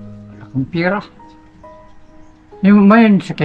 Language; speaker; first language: Filipino; non-native, local second language; Bikol